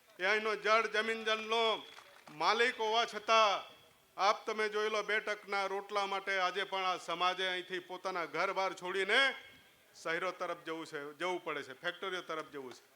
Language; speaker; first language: Gujarati; non-native, local second language; Vasavi